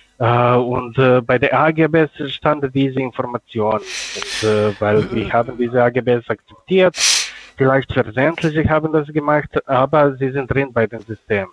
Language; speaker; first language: German; non-native, learner; Russian